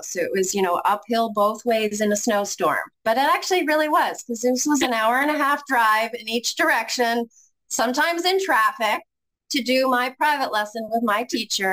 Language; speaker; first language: English; native; English